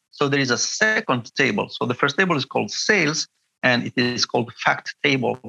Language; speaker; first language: English; non-native, fluent; Italian